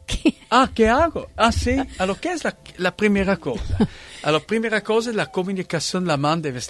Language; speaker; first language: Spanish; non-native, fluent; Italian